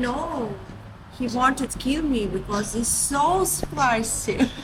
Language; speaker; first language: English; non-native, learner; Russian